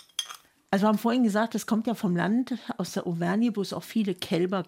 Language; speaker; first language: German; native; German